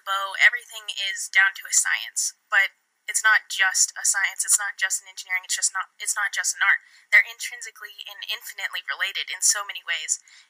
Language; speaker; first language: English; native; English